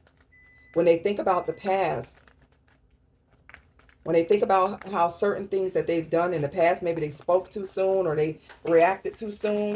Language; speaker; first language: English; native; English